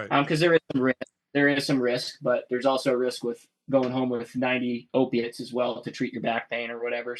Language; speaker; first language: English; native; English